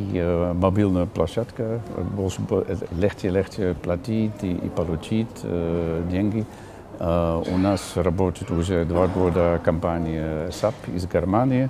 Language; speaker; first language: Russian; non-native, learner; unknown